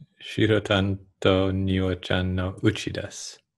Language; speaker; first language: Japanese; non-native, learner; English